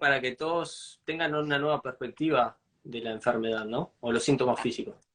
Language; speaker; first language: Spanish; native; Spanish